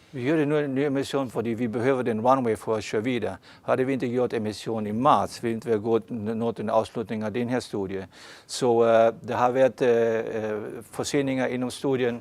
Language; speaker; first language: Swedish; non-native, fluent; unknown